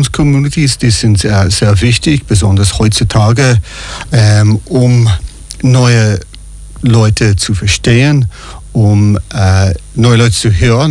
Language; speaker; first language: German; non-native, fluent; English